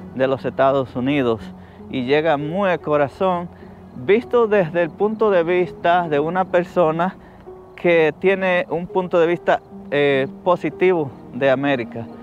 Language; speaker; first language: Spanish; native; Spanish